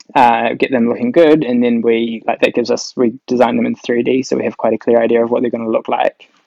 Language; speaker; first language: English; native; English